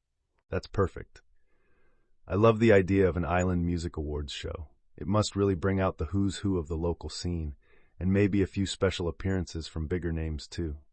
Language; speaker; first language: English; native; English